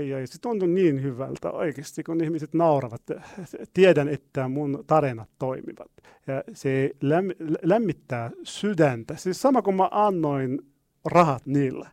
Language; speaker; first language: Finnish; non-native, learner; Arabic